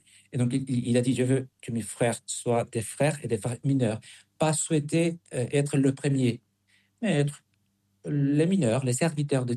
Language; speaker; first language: French; non-native, fluent; Spanish